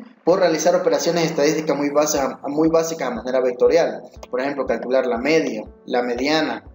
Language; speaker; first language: Spanish; native; Spanish